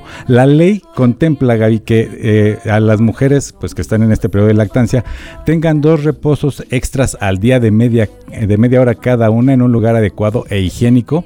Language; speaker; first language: Spanish; native; Spanish